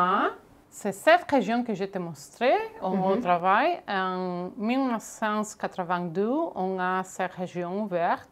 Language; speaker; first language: French; non-native, fluent; Catalan